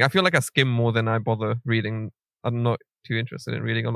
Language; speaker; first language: English; native; English